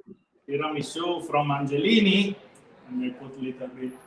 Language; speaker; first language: English; non-native, learner; Italian